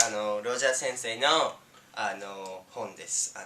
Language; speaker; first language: Japanese; non-native, learner; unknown